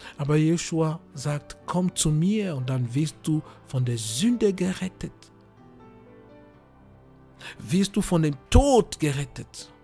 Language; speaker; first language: German; non-native, fluent; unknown